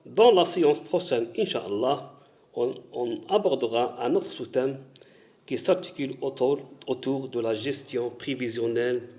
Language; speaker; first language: French; non-native, local second language; Arabic